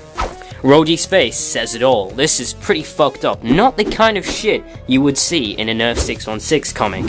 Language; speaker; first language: English; native; English